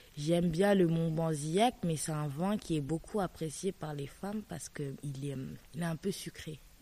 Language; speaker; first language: French; native; French